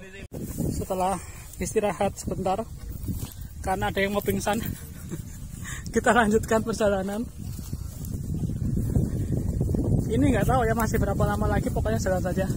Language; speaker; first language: Indonesian; native; Indonesian